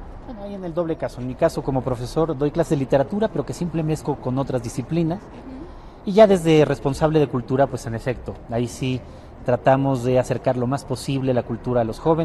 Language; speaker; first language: Spanish; native; Spanish